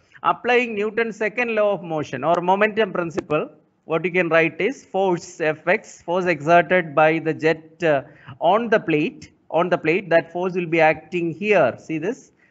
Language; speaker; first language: English; non-native, local second language; Malayalam